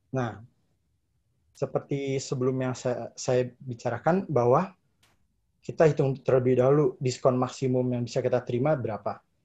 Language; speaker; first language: Indonesian; native; Indonesian